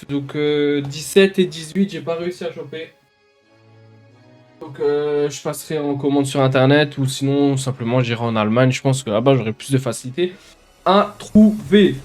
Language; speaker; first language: French; native; French